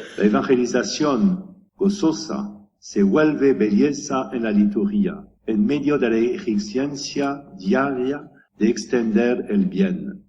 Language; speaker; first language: Spanish; non-native, learner; French